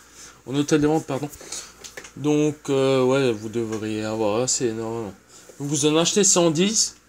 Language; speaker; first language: French; native; French